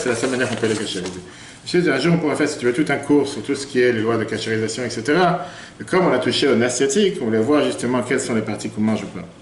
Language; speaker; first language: French; native; French